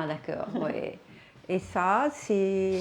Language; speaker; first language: French; non-native, learner; Japanese